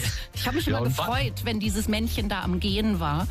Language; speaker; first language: German; native; German